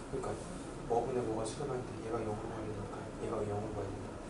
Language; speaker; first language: Korean; native; Korean